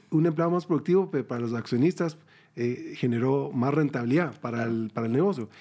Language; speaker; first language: Spanish; early bilingual, heritage; Spanish